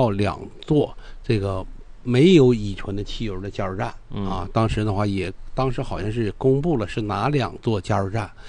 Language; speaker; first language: Chinese; native; Chinese